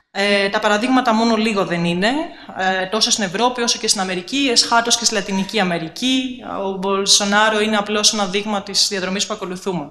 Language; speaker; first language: Greek; native; Greek